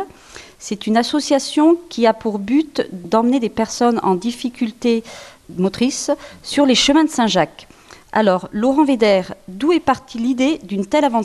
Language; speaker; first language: French; native; French